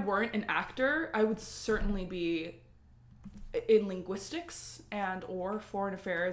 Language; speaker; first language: English; early bilingual, other home language; Spanish